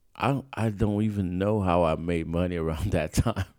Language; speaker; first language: English; non-native, fluent; Portuguese